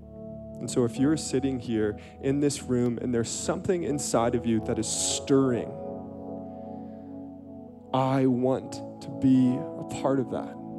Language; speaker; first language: English; native; English